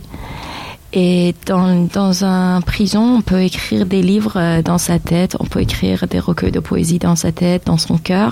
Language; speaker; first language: French; non-native, fluent; Persian